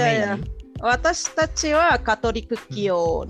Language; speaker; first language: Japanese; non-native, fluent; Spanish